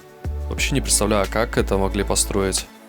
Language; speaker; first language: Russian; native; Russian